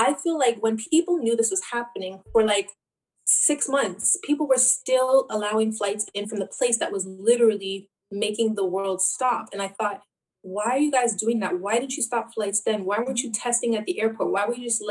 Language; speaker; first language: English; native; English